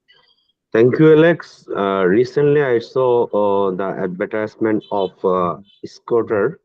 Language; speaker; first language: English; non-native, learner; Bangla